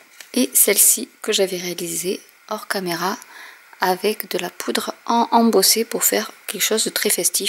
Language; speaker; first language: French; native; French